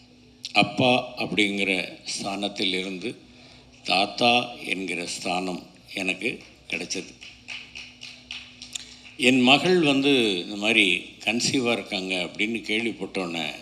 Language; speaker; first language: Tamil; native; Tamil